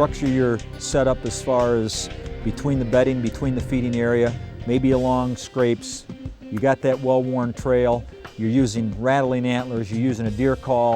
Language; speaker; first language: English; native; English